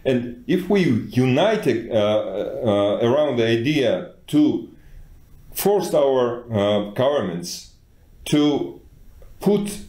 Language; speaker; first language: English; non-native, fluent; Georgian